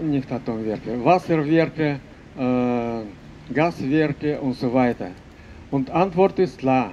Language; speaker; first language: German; non-native, fluent; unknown